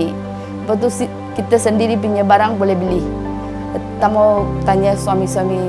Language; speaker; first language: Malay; non-native, local second language; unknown